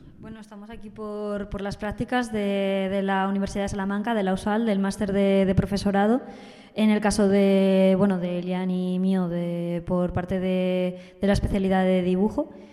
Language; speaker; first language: Spanish; native; Spanish